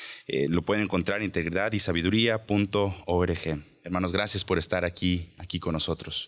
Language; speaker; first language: Spanish; native; Spanish